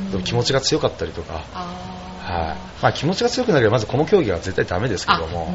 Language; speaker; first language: Japanese; native; Japanese